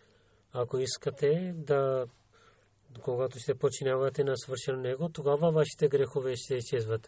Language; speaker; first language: Bulgarian; non-native, learner; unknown